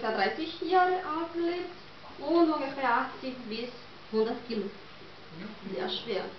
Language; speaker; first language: German; non-native, learner; Portuguese